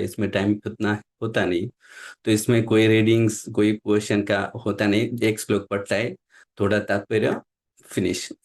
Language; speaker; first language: Hindi; non-native, local second language; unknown